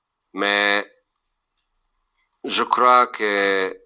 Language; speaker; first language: French; non-native, learner; Bosnian